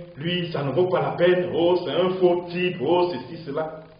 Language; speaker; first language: French; native; French